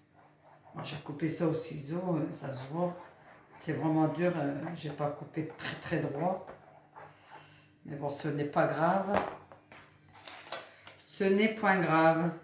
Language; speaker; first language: French; native; French